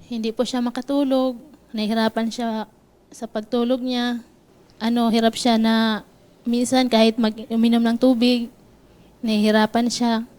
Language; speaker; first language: Filipino; non-native, local second language; Masbatenyo